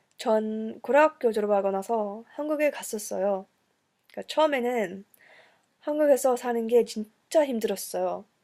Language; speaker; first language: Korean; early bilingual, heritage; English